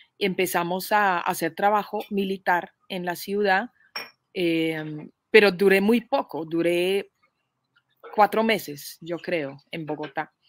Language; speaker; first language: Spanish; non-native, fluent; Dutch